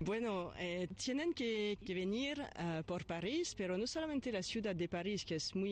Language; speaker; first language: Spanish; non-native, fluent; French